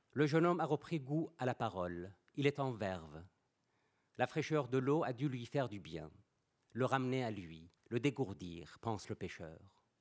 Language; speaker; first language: French; non-native, fluent; Persian